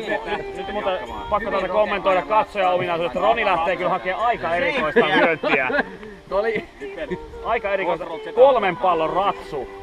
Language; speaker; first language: Finnish; native; Finnish